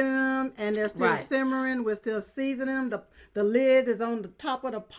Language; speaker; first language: English; native; English